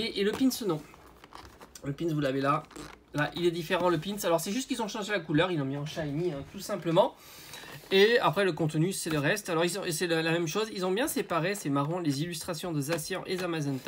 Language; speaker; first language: French; native; French